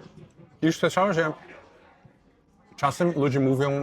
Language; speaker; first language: Polish; non-native, fluent; Portuguese